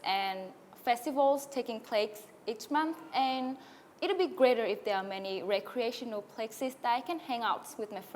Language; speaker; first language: English; non-native, fluent; Vietnamese